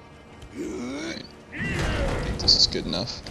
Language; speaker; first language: English; native; English